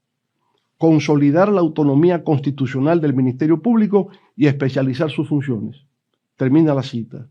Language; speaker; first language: Spanish; native; Spanish